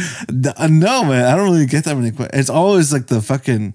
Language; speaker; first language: English; native; English